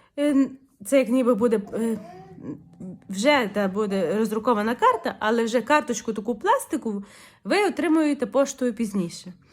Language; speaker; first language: Ukrainian; native; Ukrainian